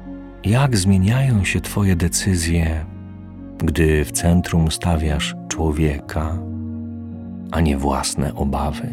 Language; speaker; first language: Polish; native; Polish